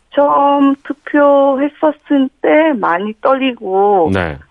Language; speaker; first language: Korean; non-native, fluent; Vietnamese